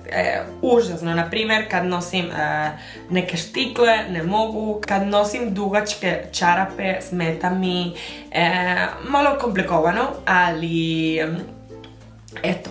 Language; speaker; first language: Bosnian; early bilingual, heritage; Spanish